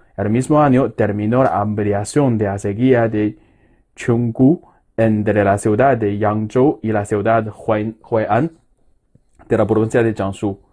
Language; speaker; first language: Spanish; non-native, fluent; Chinese